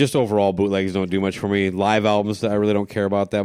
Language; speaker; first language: English; native; English